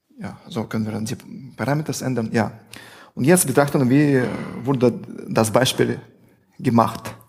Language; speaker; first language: German; non-native, fluent; Russian